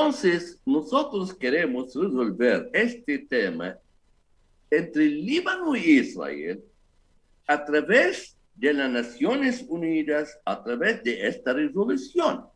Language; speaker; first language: Spanish; non-native, fluent; Arabic